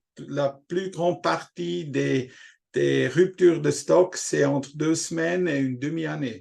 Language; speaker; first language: French; non-native, local second language; German